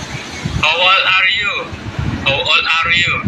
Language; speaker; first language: English; non-native, learner; Indonesian